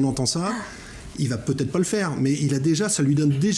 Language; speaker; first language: French; native; French